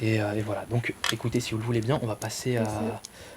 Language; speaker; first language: French; native; French